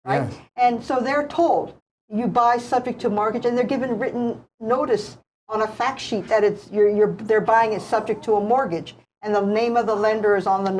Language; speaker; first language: English; native; English